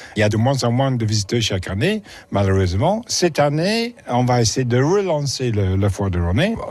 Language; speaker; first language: French; non-native, fluent; English